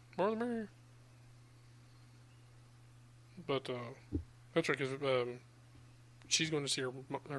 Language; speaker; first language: English; native; English